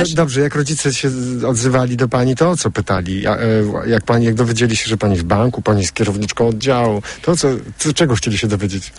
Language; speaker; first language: Polish; native; Polish